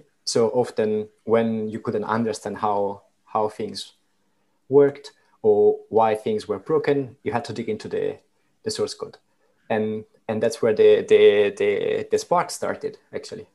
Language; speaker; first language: English; non-native, fluent; Italian